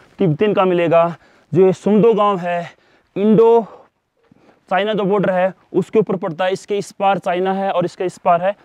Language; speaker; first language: Hindi; native; Hindi